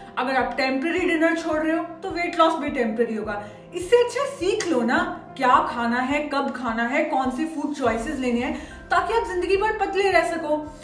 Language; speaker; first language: Hindi; native; Hindi